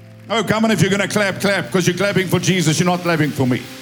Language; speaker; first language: English; non-native, local second language; Afrikaans